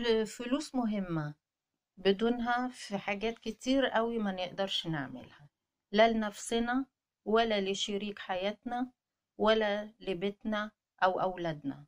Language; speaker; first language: Arabic; native; Arabic